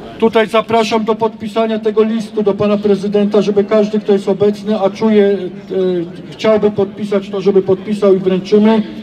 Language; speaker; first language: Polish; native; Polish